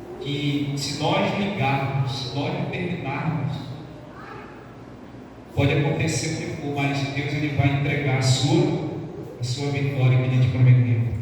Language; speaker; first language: Portuguese; native; Portuguese